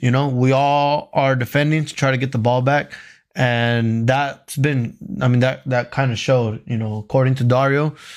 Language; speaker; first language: English; early bilingual, other home language; Spanish